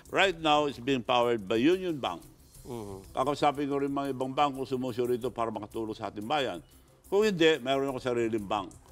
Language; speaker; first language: Filipino; non-native, local second language; Iloko